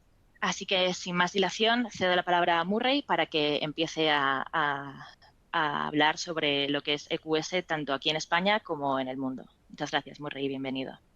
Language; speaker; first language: Spanish; native; Spanish